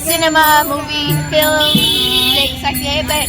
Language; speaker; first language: Hindi; non-native, learner; English